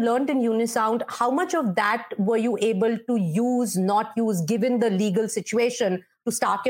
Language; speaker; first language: English; non-native, local second language; Hindi